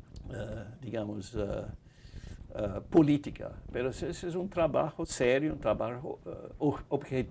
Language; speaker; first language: Spanish; non-native, fluent; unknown